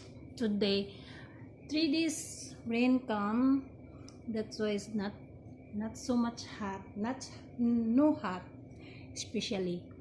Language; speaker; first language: English; non-native, learner; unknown